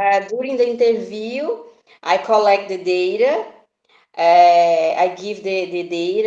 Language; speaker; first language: English; non-native, learner; Portuguese